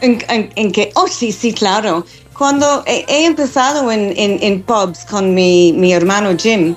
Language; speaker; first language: Spanish; non-native, fluent; English